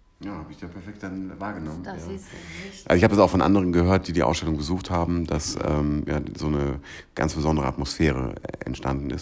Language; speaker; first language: German; native; German